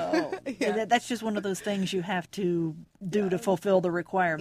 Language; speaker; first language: English; native; English